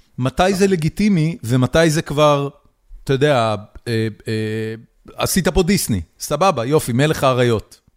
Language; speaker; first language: Hebrew; native; Hebrew